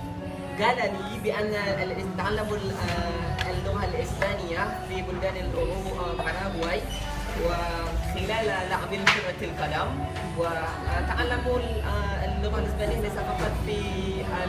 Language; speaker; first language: Arabic; non-native, learner; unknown